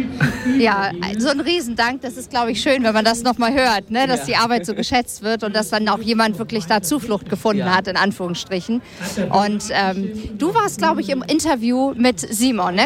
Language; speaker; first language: German; native; German